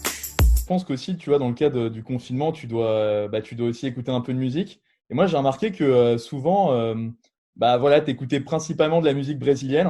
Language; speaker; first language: French; native; French